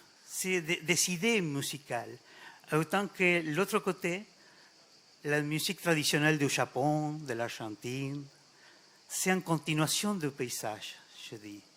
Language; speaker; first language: French; non-native, fluent; Spanish